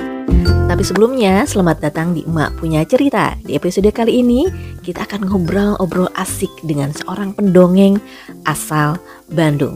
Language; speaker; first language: Indonesian; native; Indonesian